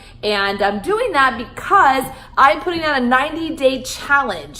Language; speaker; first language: English; native; English